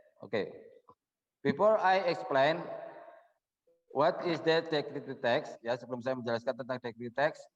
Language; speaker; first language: English; non-native, learner; Indonesian